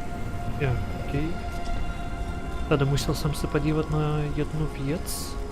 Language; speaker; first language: Czech; non-native, learner; Ukrainian